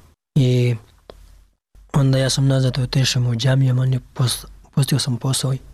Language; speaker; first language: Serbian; non-native, learner; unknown